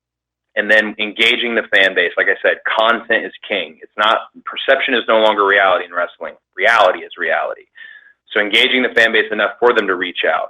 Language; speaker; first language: English; native; English